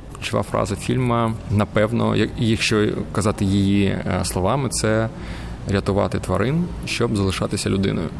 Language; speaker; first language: Ukrainian; native; Ukrainian